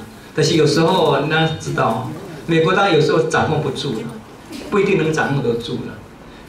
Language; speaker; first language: Chinese; non-native, local second language; Min Nan Chinese